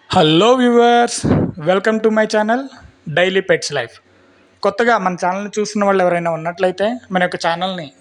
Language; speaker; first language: Telugu; native; Telugu